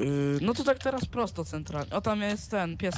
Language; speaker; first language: Polish; native; Polish